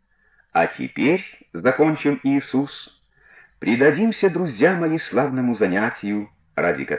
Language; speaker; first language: Russian; native; Russian